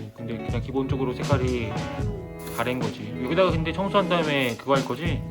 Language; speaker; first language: Korean; native; Korean